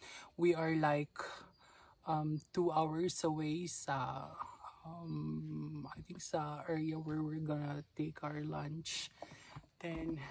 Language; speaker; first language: English; non-native, local second language; Cebuano